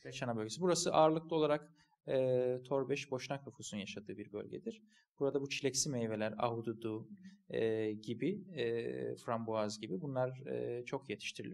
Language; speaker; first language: Turkish; native; Turkish